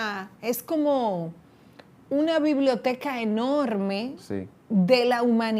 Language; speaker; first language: Spanish; native; Spanish